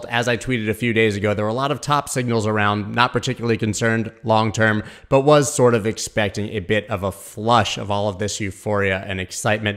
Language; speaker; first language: English; native; English